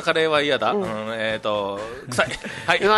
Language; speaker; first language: Japanese; native; Japanese